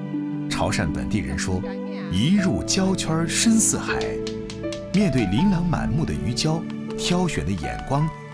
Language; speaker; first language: Chinese; native; Chinese